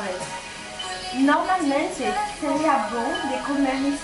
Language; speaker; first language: Portuguese; non-native, fluent; French